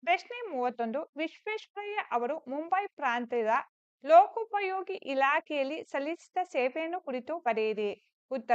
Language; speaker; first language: Kannada; native; Kannada